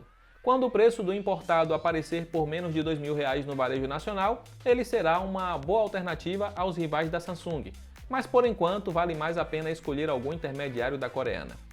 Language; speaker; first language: Portuguese; native; Portuguese